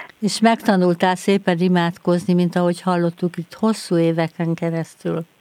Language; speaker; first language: Hungarian; native; Hungarian